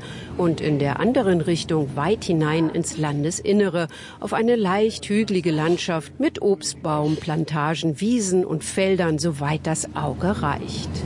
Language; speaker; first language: German; native; German